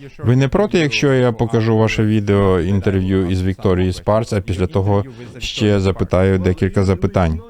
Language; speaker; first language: Ukrainian; native; Ukrainian